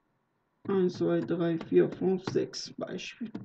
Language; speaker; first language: German; non-native, learner; Persian